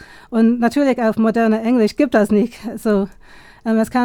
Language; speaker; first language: German; non-native, fluent; English